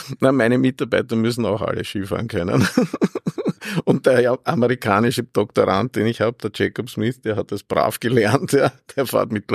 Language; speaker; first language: German; native; German